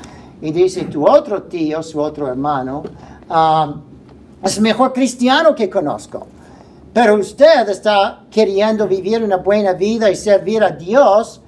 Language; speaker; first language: Spanish; non-native, fluent; English